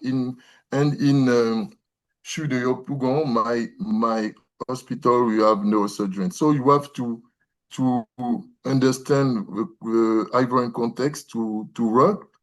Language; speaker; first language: English; non-native, learner; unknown